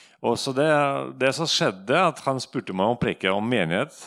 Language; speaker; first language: Norwegian; non-native, fluent; Russian